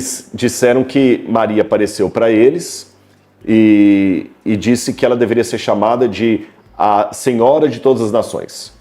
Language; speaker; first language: Portuguese; native; Portuguese